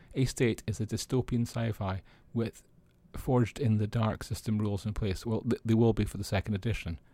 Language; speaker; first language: English; native; English